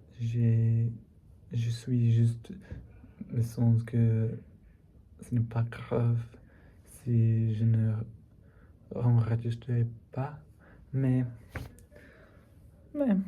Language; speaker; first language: French; non-native, learner; English